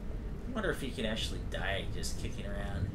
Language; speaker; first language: English; native; English